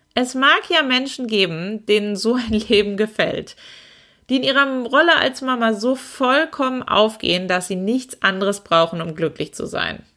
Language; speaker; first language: German; native; German